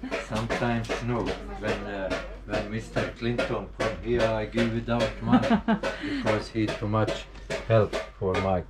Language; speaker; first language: English; non-native, learner; Bosnian